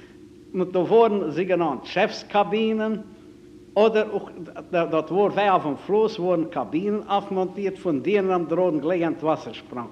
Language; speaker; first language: German; native; German